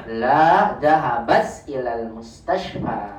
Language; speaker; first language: Arabic; non-native, fluent; Indonesian